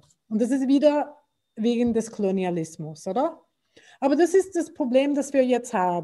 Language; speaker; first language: German; non-native, fluent; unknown